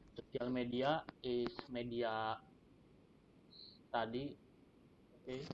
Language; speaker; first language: English; non-native, learner; Indonesian